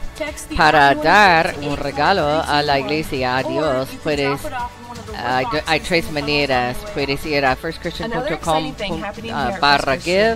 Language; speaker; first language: Spanish; non-native, learner; English